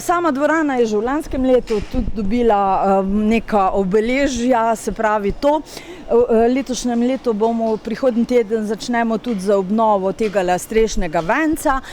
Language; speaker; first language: Slovenian; native; Slovenian